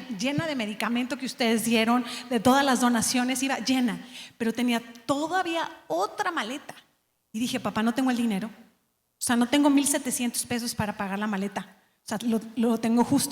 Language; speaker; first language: Spanish; native; Spanish